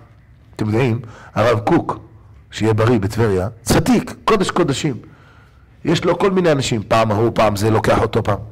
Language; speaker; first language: Hebrew; native; Hebrew